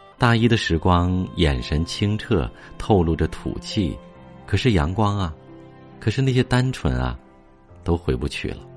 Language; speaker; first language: Chinese; native; Chinese